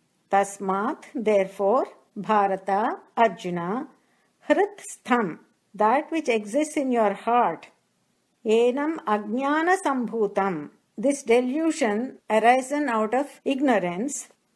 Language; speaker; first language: English; non-native, local second language; Telugu